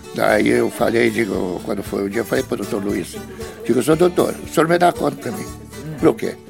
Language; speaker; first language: Portuguese; native; Portuguese